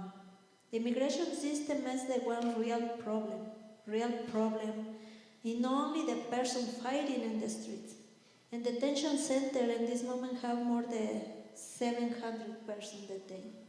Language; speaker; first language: English; non-native, learner; Spanish